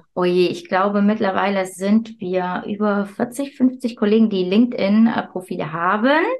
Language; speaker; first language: German; early bilingual, other home language; Turkish